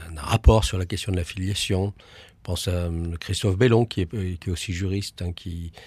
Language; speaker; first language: French; native; French